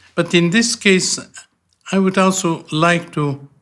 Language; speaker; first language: English; non-native, fluent; Bulgarian